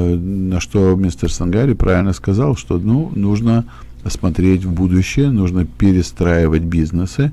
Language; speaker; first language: Russian; native; Russian